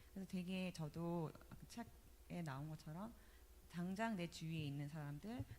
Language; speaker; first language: Korean; early bilingual, other home language; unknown